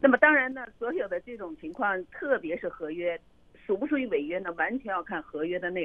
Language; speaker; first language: Chinese; native; Chinese